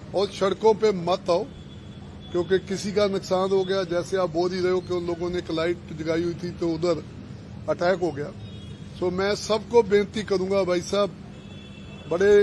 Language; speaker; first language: Hindi; non-native, local second language; Punjabi